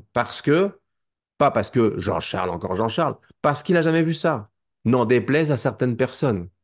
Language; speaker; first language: French; native; French